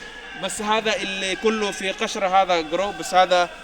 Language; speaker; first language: Arabic; non-native, learner; Somali